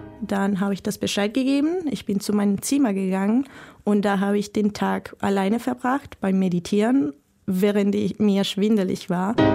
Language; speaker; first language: German; non-native, fluent; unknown